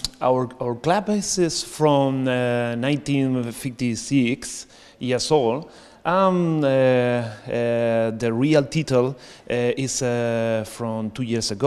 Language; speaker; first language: English; non-native, learner; Spanish